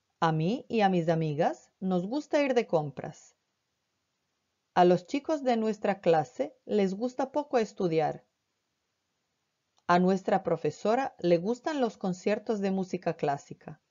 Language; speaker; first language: Spanish; non-native, fluent; Croatian